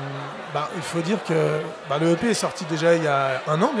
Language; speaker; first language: French; native; French